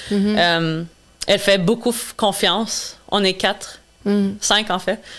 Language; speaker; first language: French; non-native, local second language; English